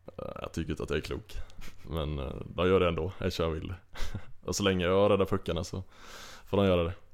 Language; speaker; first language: Swedish; native; Swedish